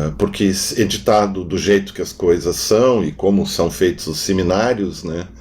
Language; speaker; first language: Portuguese; non-native, local second language; German